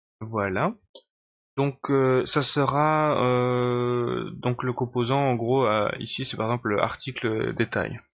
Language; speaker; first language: French; native; French